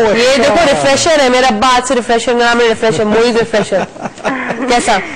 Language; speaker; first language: Urdu; native; Urdu